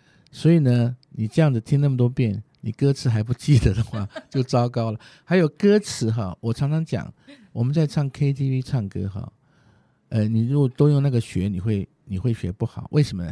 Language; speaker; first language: Chinese; native; Chinese